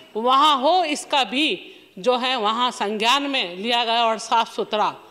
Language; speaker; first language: Hindi; native; Hindi